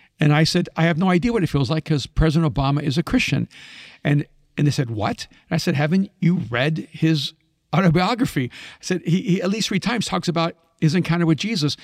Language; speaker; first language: English; early bilingual, other home language; Spanish